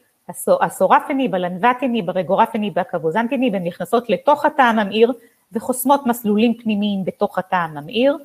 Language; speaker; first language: Hebrew; native; Hebrew